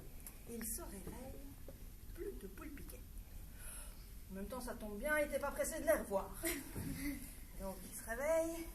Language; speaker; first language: French; native; French